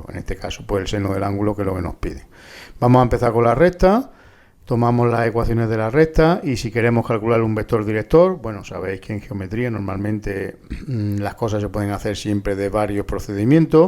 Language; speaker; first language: Spanish; native; Spanish